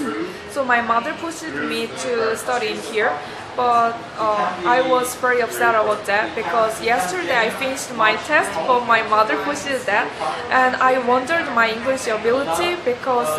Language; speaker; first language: English; non-native, learner; Korean